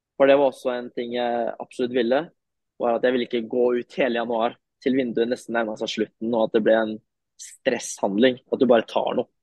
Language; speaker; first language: Norwegian; native; Norwegian